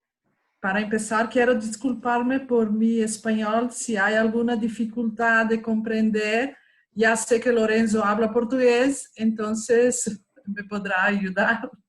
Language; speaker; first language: Spanish; non-native, fluent; Portuguese